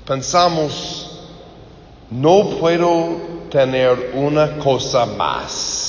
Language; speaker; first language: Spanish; non-native, learner; English